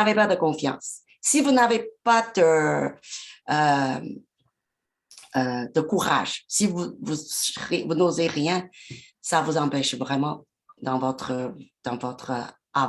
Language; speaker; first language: French; non-native, fluent; Chinese